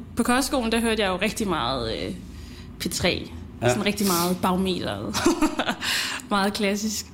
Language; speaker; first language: Danish; early bilingual, other home language; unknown